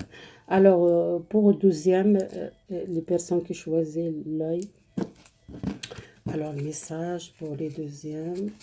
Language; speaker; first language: French; non-native, learner; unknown